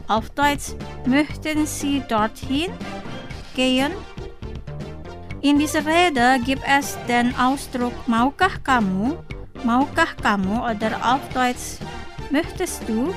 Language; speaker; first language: German; non-native, fluent; Indonesian